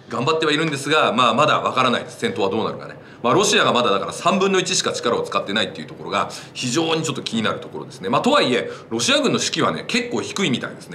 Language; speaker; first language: Japanese; native; Japanese